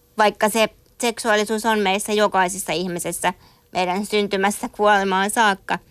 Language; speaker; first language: Finnish; native; Finnish